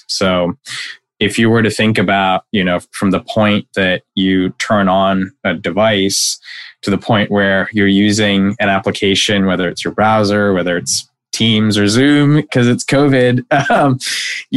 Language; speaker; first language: English; non-native, local second language; Bangla